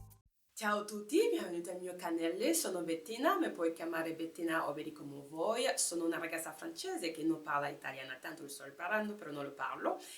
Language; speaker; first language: Italian; non-native, learner; French